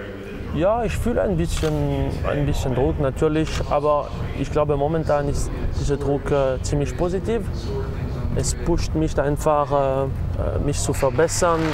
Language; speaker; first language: German; non-native, local second language; French